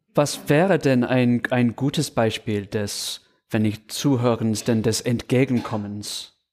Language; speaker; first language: German; non-native, fluent; English